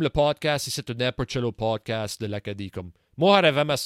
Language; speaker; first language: French; early bilingual, heritage; French